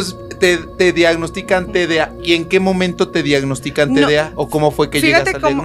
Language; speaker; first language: Spanish; native; Spanish